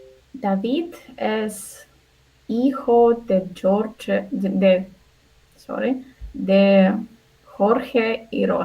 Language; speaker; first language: Spanish; non-native, learner; Russian